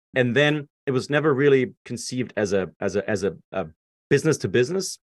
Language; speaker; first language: English; non-native, fluent; German